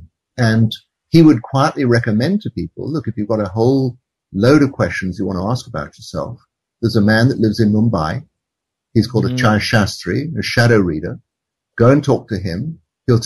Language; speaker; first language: English; native; English